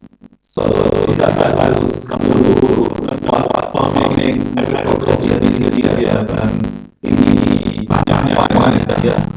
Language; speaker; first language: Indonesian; non-native, learner; English